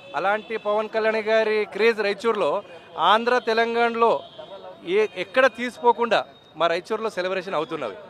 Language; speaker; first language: Telugu; native; Telugu